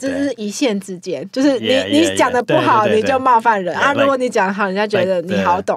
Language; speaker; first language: Chinese; native; Chinese